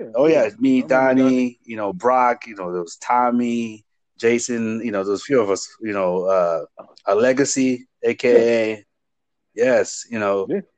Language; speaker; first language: English; non-native, local second language; Igbo